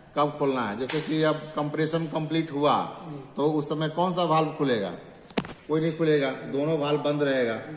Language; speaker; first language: Hindi; native; Hindi